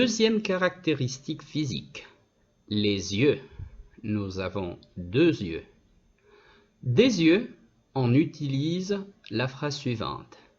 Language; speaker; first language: French; non-native, fluent; Spanish